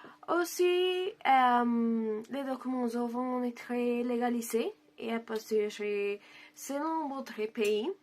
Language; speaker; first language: French; non-native, learner; Spanish